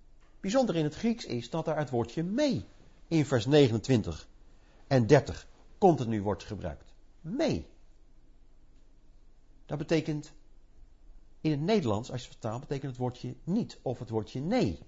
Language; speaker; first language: Dutch; native; Dutch